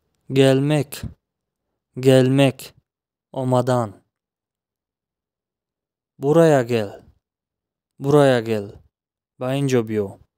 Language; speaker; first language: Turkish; non-native, fluent; Tajik